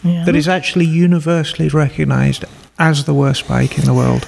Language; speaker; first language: English; native; English